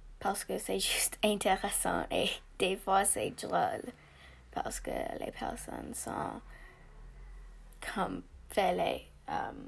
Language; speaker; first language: French; non-native, learner; English